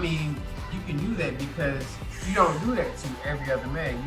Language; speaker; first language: English; native; English